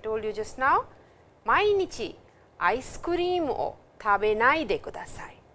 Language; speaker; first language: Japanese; non-native, fluent; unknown